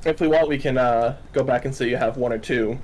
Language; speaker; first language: English; native; English